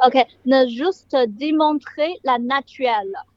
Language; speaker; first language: French; non-native, learner; Chinese